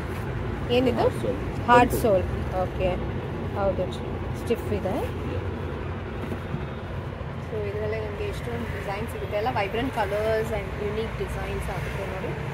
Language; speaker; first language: Kannada; native; Kannada